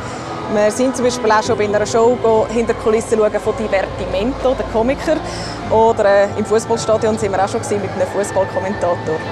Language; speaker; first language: German; native; German